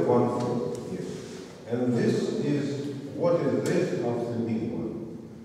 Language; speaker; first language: English; non-native, fluent; Russian